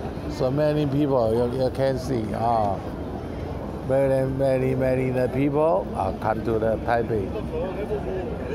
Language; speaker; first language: English; non-native, learner; Chinese